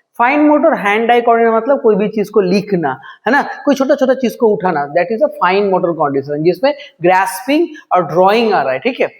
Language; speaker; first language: Hindi; non-native, local second language; Bangla